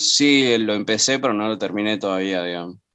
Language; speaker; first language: Spanish; native; Spanish